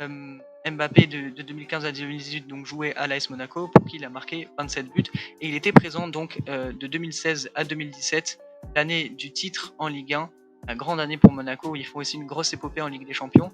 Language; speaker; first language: French; native; French